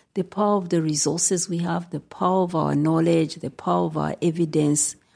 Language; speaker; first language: English; non-native, local second language; Nyankole